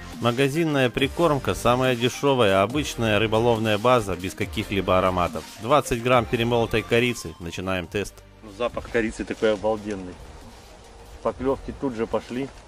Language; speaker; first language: Russian; native; Russian